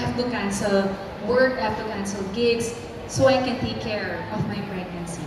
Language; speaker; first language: English; non-native, local second language; Filipino